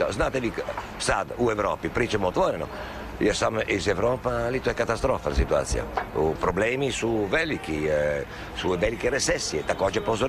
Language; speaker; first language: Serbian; non-native, learner; Italian